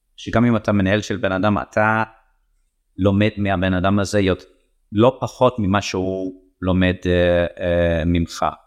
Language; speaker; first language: Hebrew; non-native, fluent; English